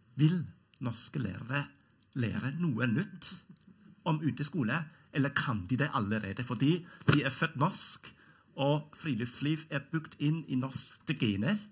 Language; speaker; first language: Norwegian; non-native, fluent; German